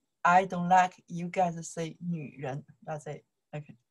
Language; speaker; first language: English; non-native, learner; Chinese